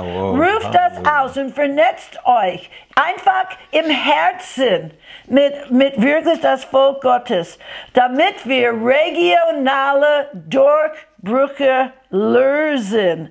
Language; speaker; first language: German; non-native, fluent; English